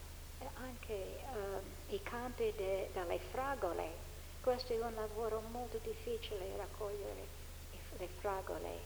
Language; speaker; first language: Italian; non-native, fluent; English